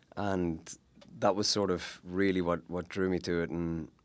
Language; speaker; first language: English; native; English